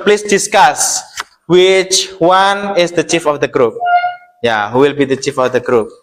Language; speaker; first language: English; non-native, learner; Indonesian